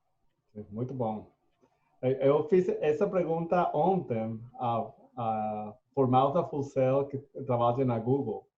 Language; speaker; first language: Portuguese; non-native, fluent; Spanish